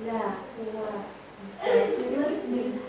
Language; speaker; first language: Arabic; non-native, learner; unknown